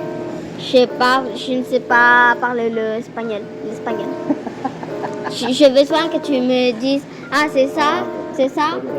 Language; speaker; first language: French; non-native, fluent; Spanish